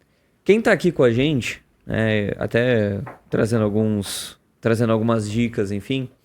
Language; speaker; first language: Portuguese; native; Portuguese